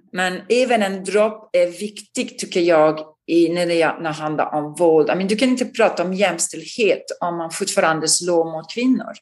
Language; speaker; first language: Swedish; non-native, fluent; Italian